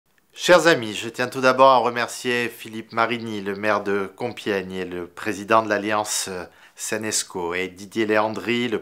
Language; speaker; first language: French; native; French